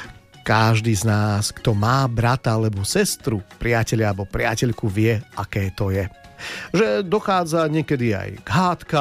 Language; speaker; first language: Slovak; native; Slovak